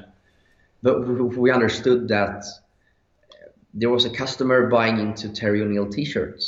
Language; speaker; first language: English; non-native, fluent; Swedish